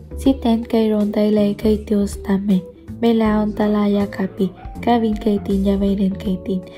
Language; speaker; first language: Finnish; non-native, learner; Vietnamese